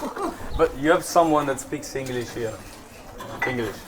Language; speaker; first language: English; non-native, learner; Italian